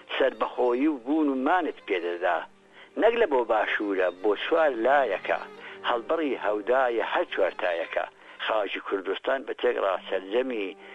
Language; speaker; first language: Central Kurdish; native; Central Kurdish